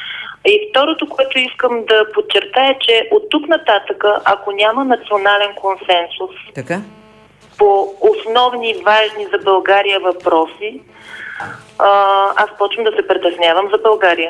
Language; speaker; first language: Bulgarian; native; Bulgarian